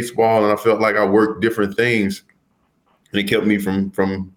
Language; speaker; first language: English; native; English